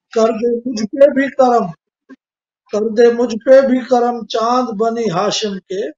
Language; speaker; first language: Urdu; non-native, local second language; Sindhi